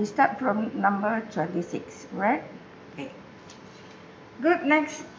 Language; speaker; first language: English; non-native, fluent; Indonesian